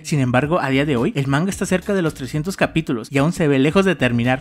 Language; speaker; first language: Spanish; native; Spanish